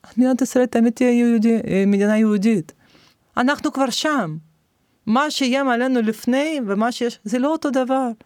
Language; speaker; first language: Hebrew; non-native, fluent; Russian